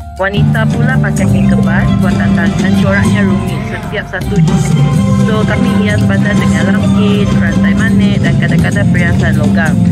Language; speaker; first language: Malay; non-native, local second language; Iban